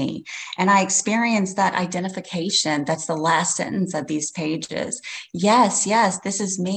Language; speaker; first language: English; native; English